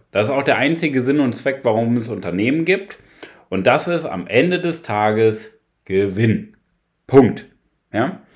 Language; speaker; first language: German; native; German